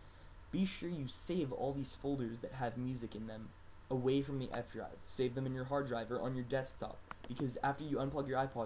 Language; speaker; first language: English; native; English